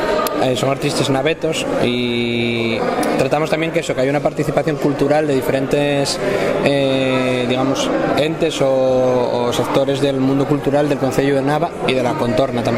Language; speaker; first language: Spanish; native; Spanish